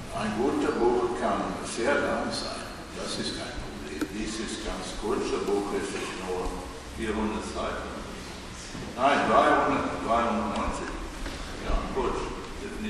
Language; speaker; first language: German; non-native, learner; Swedish